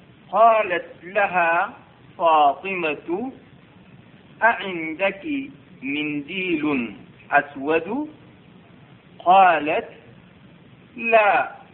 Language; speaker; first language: Arabic; non-native, learner; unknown